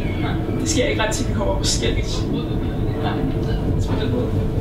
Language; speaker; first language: Danish; native; Danish